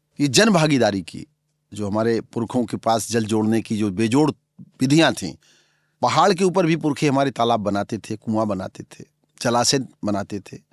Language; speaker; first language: Hindi; native; Hindi